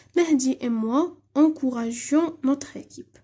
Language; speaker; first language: French; non-native, local second language; Arabic